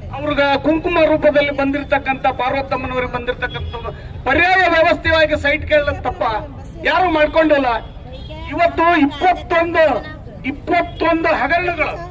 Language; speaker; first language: Kannada; native; Kannada